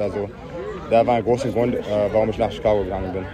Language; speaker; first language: German; early bilingual, heritage; English